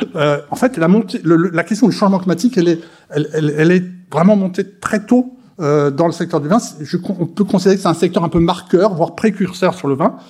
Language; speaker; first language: French; native; French